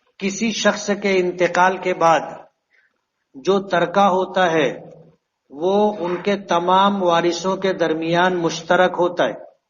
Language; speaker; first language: Urdu; native; Urdu